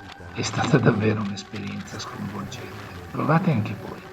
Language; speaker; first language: Italian; native; Italian